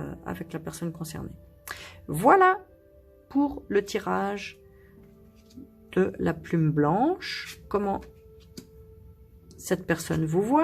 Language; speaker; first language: French; native; French